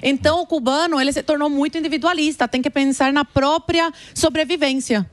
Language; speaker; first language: Portuguese; early bilingual, other home language; Spanish